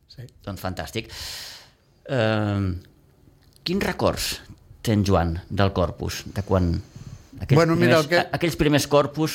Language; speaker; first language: Catalan; native; Catalan